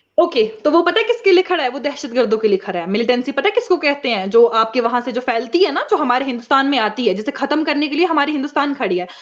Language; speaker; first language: Hindi; non-native, local second language; Kashmiri